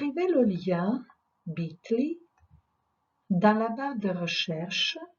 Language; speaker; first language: French; non-native, fluent; Croatian